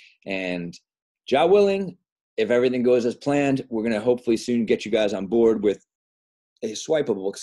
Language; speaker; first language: English; native; English